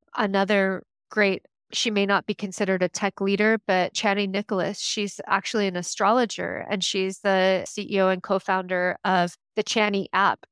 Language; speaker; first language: English; native; English